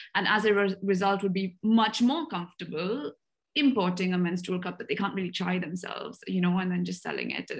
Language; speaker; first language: English; native; English